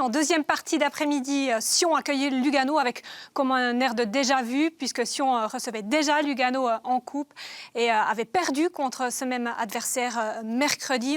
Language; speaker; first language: French; native; French